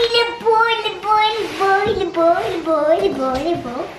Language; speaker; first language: French; native; French